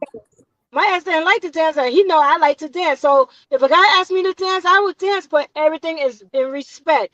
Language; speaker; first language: English; native; English